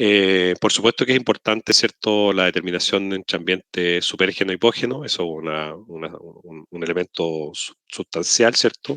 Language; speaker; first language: Spanish; native; Spanish